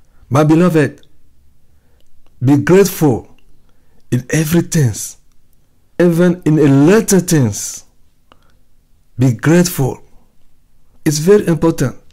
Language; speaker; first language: English; non-native, fluent; Ewe